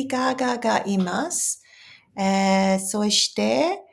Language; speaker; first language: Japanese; non-native, fluent; English